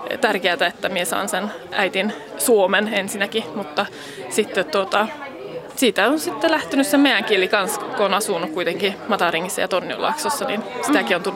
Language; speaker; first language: Finnish; early bilingual, heritage; Finnish